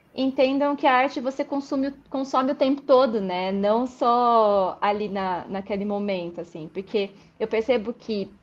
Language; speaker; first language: Portuguese; native; Portuguese